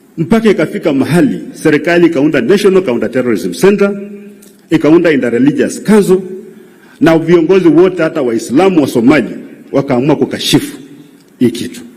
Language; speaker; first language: Swahili; non-native, local second language; Luyia